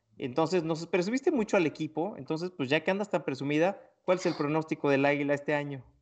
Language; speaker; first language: Spanish; native; Spanish